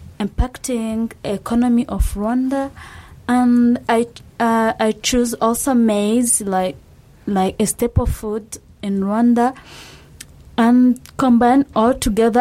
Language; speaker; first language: English; non-native, local second language; Kinyarwanda